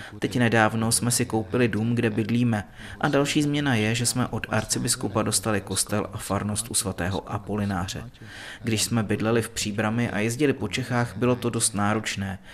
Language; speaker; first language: Czech; non-native, fluent; Vietnamese